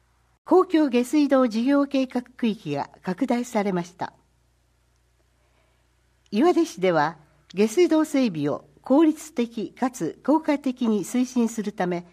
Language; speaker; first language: Japanese; native; Japanese